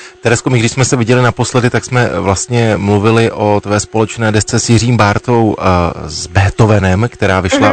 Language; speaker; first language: Czech; native; Czech